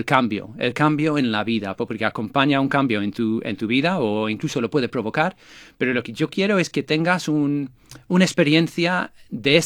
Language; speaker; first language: Spanish; non-native, fluent; English